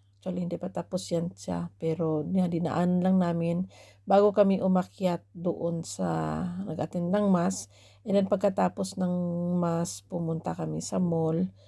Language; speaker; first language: Filipino; native; Filipino